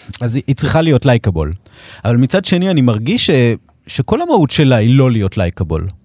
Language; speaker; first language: Hebrew; native; Hebrew